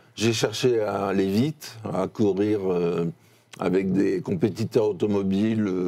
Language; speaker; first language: French; native; French